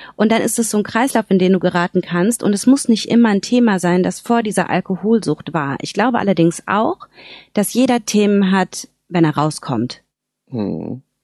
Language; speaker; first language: German; native; German